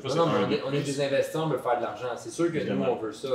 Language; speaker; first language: French; native; French